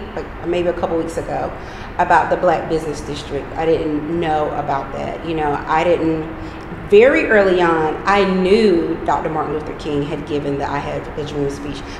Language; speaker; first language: English; native; English